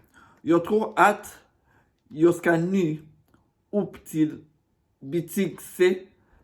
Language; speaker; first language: Swedish; non-native, learner; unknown